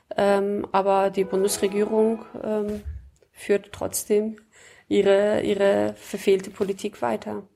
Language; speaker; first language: German; early bilingual, other home language; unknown